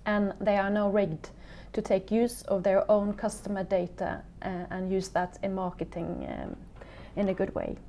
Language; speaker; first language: English; non-native, fluent; Norwegian